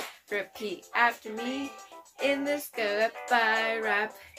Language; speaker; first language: English; non-native, fluent; Spanish